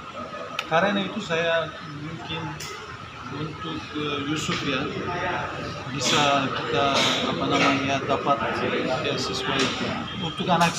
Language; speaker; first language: Indonesian; non-native, learner; English